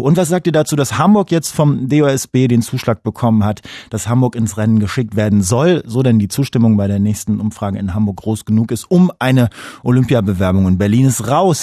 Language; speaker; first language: German; native; German